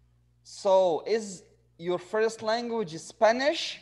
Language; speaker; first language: English; non-native, fluent; Arabic